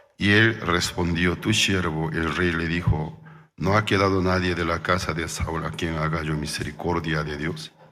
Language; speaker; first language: Spanish; non-native, fluent; Korean